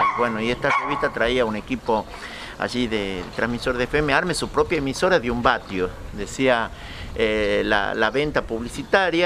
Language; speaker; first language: Spanish; native; Spanish